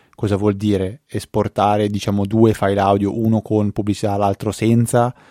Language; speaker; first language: Italian; native; Italian